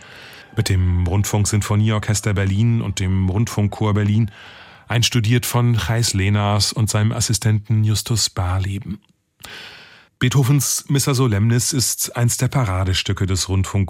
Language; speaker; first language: German; native; German